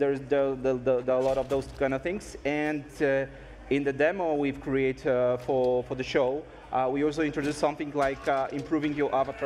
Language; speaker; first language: English; non-native, fluent; Polish